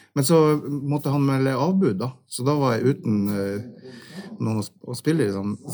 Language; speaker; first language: Norwegian; native; Norwegian